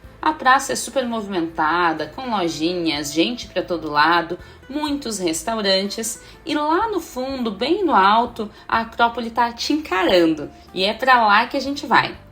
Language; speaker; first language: Portuguese; native; Portuguese